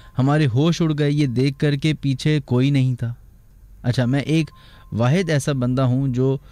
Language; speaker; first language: Urdu; native; Urdu